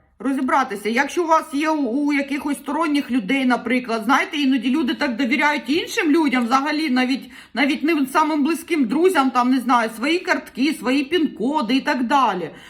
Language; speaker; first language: Ukrainian; non-native, local second language; Russian